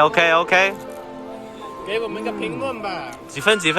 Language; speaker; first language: Chinese; non-native, learner; English